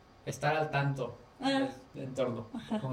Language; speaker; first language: Spanish; native; Spanish